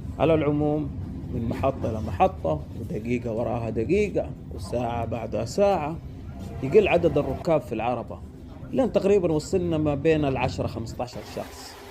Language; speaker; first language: Egyptian Arabic; non-native, learner; Arabic